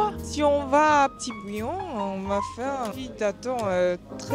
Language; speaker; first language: French; non-native, learner; English